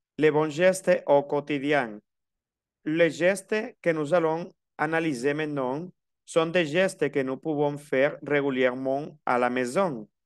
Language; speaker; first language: French; non-native, fluent; Spanish